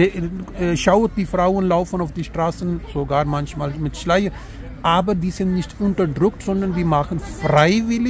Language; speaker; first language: German; non-native, learner; Urdu